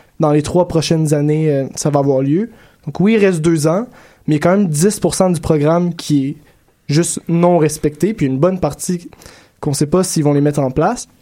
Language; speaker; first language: French; native; French